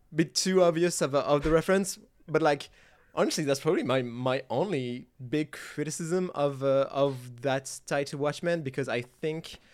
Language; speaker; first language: English; non-native, fluent; French